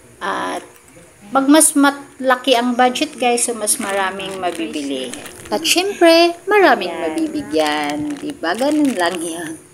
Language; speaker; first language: Filipino; non-native, local second language; Cebuano